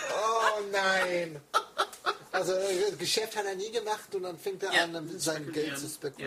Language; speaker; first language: German; non-native, fluent; English